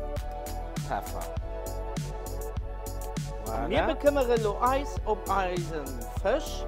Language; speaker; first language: German; non-native, local second language; Luxembourgish